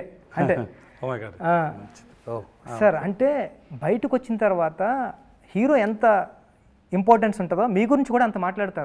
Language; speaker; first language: Telugu; native; Telugu